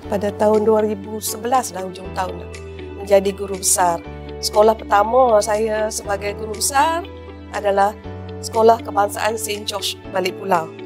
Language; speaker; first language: Malay; native; Malay